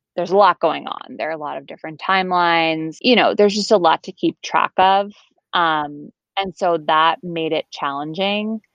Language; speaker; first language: English; native; English